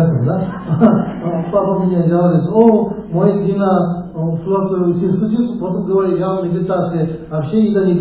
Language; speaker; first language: Russian; non-native, learner; Tibetan